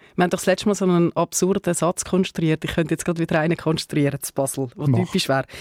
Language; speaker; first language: German; native; German